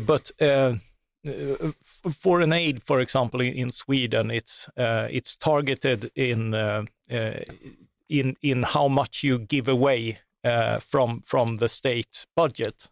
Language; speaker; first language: English; non-native, fluent; Swedish